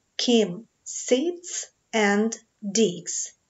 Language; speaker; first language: English; non-native, fluent; Ukrainian